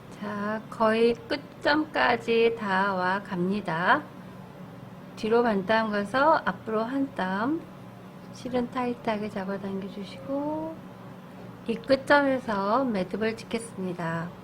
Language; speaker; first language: Korean; native; Korean